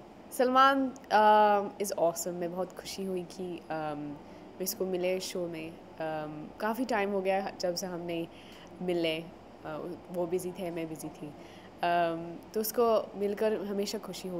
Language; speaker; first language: Hindi; non-native, learner; English